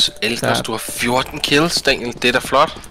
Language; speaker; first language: Danish; native; Danish